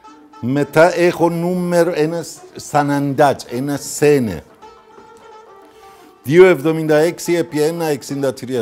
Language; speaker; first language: Greek; non-native, fluent; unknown